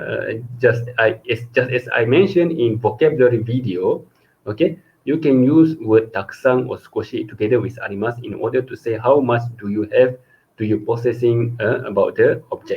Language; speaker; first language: English; non-native, local second language; Malay